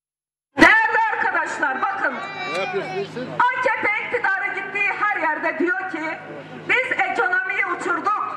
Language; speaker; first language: Turkish; native; Turkish